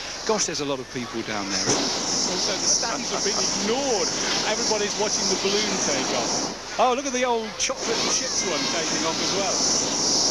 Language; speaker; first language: English; native; English